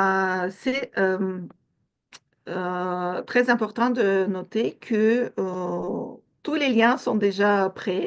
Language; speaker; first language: French; non-native, fluent; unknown